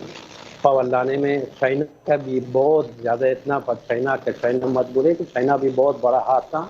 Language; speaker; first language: Hindi; non-native, fluent; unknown